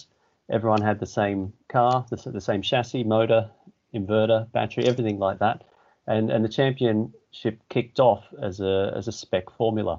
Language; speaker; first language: English; native; English